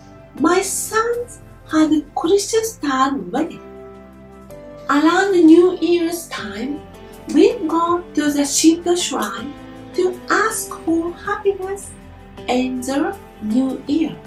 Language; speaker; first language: English; non-native, learner; Japanese